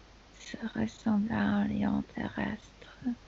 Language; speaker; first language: French; non-native, fluent; Spanish